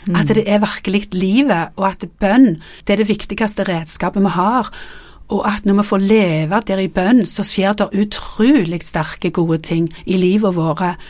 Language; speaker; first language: Norwegian; native; Norwegian